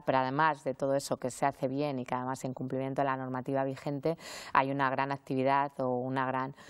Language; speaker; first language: Spanish; native; Spanish